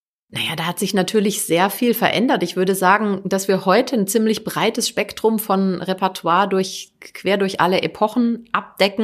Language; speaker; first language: German; native; German